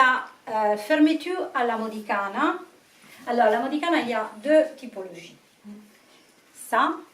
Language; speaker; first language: French; non-native, learner; Italian